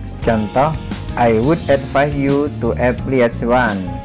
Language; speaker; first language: English; non-native, fluent; Indonesian